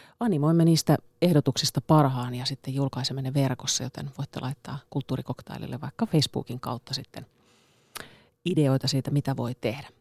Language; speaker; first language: Finnish; native; Finnish